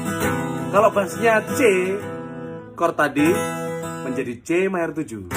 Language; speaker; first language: Indonesian; native; Indonesian